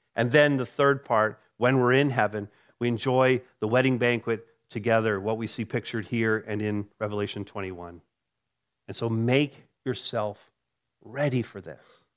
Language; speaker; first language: English; native; English